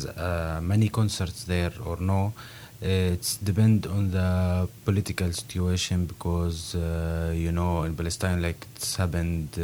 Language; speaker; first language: English; non-native, learner; Arabic